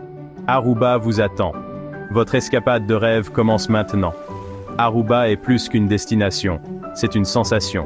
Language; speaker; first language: French; native; French